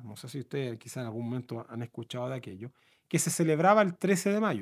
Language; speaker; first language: Spanish; native; Spanish